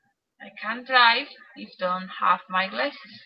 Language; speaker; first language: English; non-native, learner; Spanish